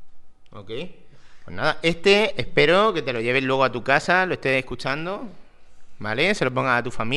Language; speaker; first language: Spanish; native; Spanish